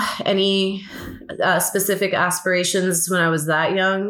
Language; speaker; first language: English; early bilingual, other home language; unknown